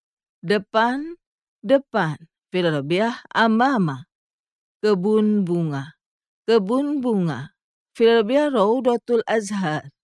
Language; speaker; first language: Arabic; non-native, fluent; Indonesian